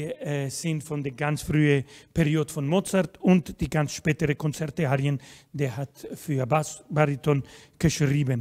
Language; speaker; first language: German; non-native, fluent; Spanish